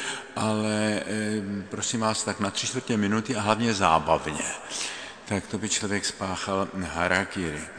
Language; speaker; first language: Czech; native; Czech